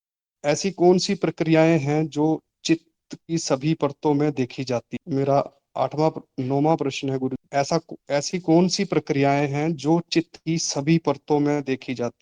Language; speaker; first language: Hindi; native; Hindi